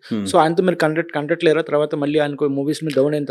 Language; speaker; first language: Telugu; native; Telugu